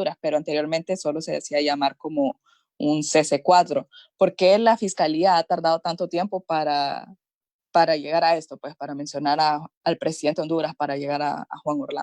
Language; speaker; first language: Spanish; native; Spanish